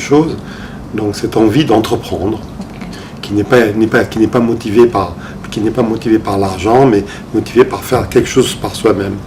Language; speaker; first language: French; non-native, local second language; Arabic